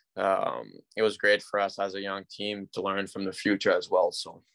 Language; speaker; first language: English; native; English